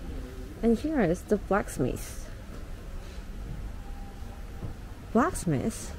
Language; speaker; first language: English; non-native, learner; Korean